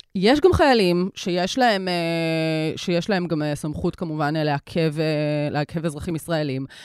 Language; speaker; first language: Hebrew; native; Hebrew